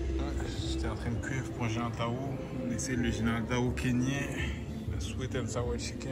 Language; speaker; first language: French; native; French